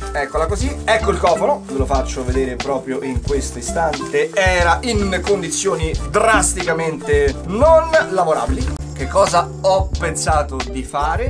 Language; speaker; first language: Italian; native; Italian